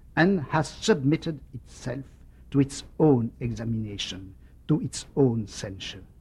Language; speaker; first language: English; non-native, fluent; French